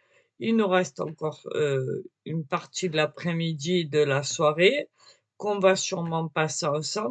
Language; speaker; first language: French; native; French